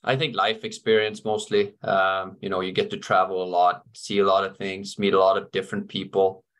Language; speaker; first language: English; non-native, fluent; Swedish